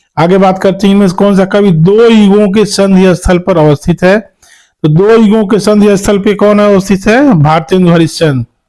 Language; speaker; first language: Hindi; native; Hindi